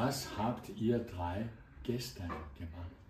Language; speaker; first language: German; non-native, fluent; Danish